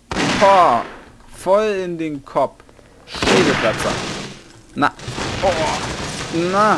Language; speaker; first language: German; native; German